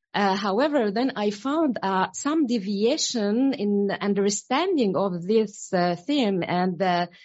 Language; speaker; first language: English; non-native, learner; Arabic